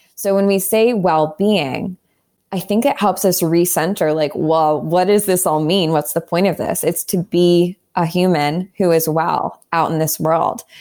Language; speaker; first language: English; native; English